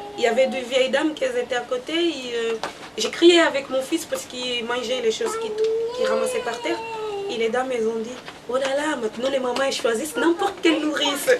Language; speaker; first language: French; non-native, learner; Portuguese